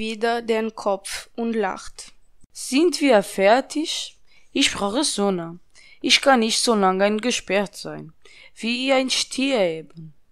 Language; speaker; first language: German; non-native, learner; Portuguese